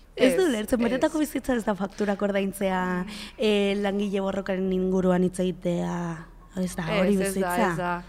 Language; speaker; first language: Basque; non-native, local second language; Spanish